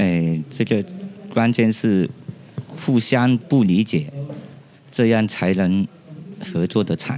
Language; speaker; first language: Chinese; non-native, local second language; Cantonese